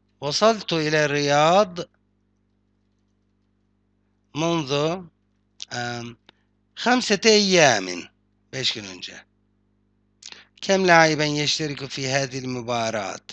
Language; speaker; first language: Arabic; non-native, fluent; Turkish